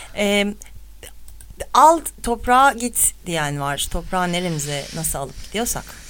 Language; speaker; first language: Turkish; native; Turkish